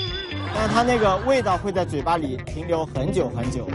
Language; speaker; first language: Chinese; native; Chinese